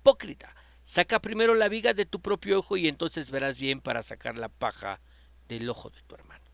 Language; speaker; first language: Spanish; native; Spanish